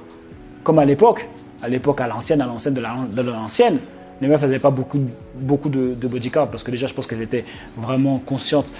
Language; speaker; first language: French; native; French